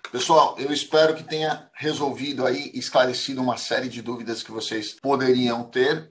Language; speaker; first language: Portuguese; native; Portuguese